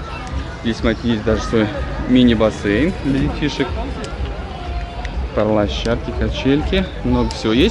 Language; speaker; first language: Russian; native; Russian